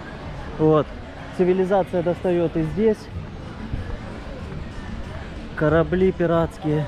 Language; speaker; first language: Russian; native; Russian